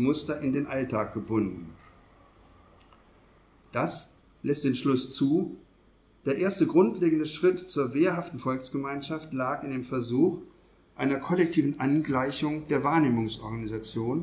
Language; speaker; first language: German; native; German